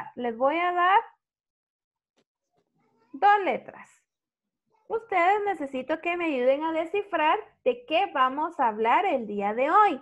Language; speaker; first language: Spanish; native; Spanish